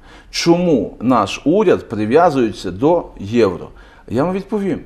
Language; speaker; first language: Ukrainian; native; Ukrainian